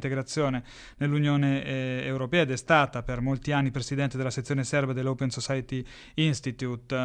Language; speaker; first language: Italian; native; Italian